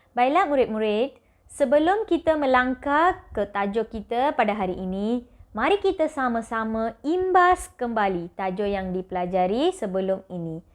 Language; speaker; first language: Malay; non-native, local second language; Tamil